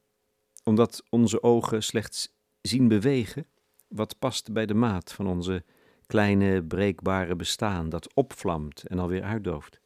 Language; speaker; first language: Dutch; native; Dutch